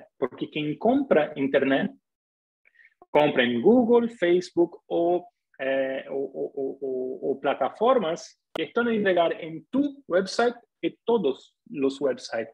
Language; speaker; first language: Spanish; non-native, fluent; Portuguese